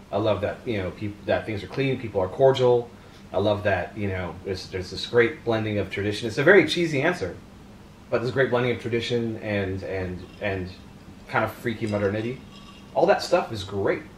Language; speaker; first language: English; native; English